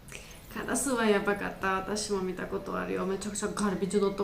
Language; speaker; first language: Japanese; non-native, learner; Georgian